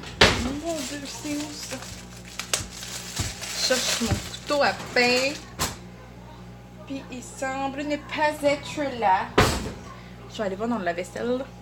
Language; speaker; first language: French; native; French